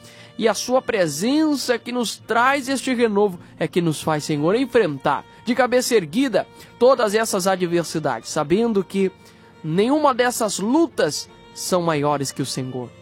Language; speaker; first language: Portuguese; native; Portuguese